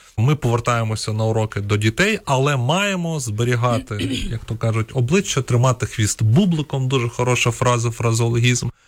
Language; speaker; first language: Ukrainian; non-native, local second language; Russian